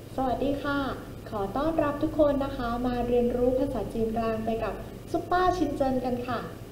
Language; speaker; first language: Thai; native; Thai